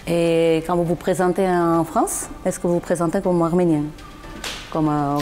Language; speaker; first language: French; non-native, fluent; Armenian